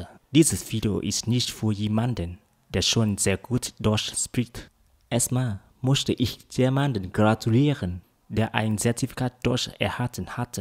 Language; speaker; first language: German; non-native, learner; Vietnamese